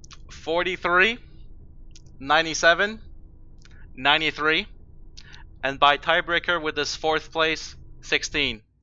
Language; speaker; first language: English; non-native, fluent; French